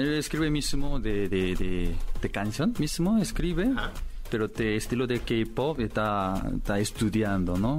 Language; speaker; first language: Spanish; non-native, learner; Korean